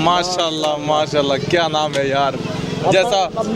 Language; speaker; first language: Hindi; non-native, learner; Bangla